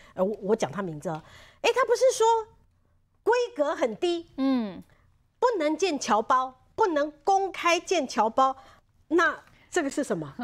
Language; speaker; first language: Chinese; native; Chinese